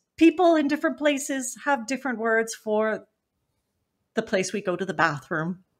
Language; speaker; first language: English; native; English